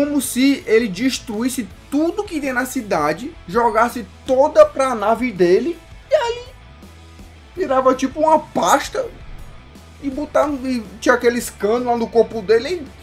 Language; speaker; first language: Portuguese; native; Portuguese